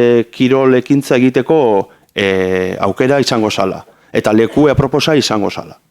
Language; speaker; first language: Basque; native; Basque